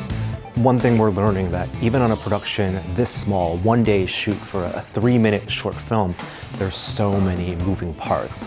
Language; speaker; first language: English; native; English